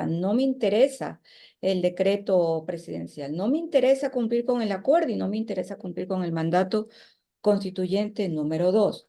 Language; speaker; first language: Spanish; native; Spanish